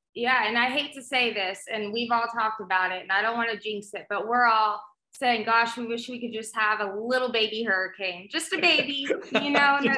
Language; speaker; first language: English; native; English